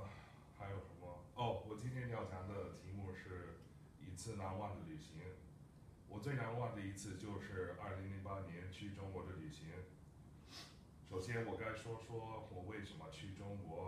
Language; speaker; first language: Chinese; non-native, fluent; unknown